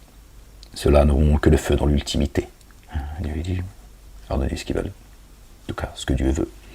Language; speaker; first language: French; native; French